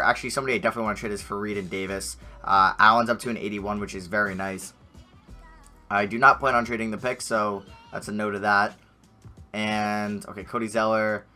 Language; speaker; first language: English; native; English